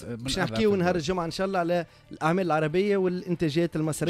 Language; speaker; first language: Arabic; native; Arabic